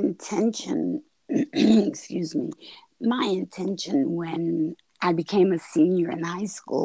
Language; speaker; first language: English; native; English